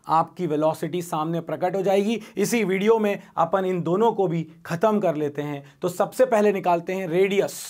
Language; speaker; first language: Hindi; native; Hindi